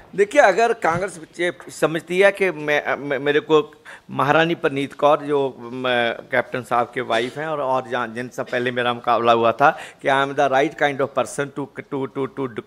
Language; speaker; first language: Hindi; non-native, local second language; Punjabi